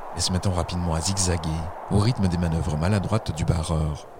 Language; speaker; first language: French; native; French